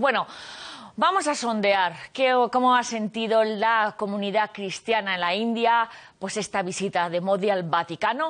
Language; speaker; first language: Spanish; native; Spanish